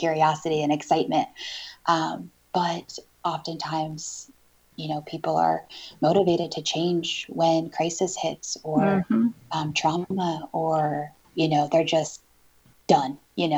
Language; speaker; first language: English; native; English